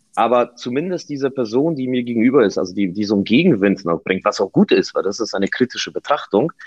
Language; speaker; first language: German; non-native, fluent; Polish